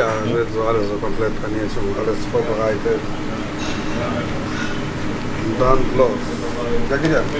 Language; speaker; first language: German; non-native, learner; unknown